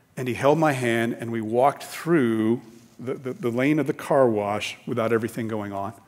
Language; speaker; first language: English; native; English